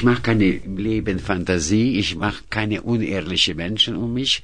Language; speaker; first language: German; non-native, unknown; Russian